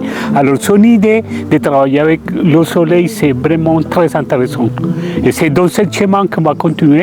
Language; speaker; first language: French; non-native, fluent; Spanish